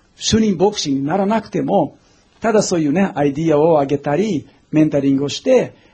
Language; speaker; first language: Japanese; non-native, fluent; English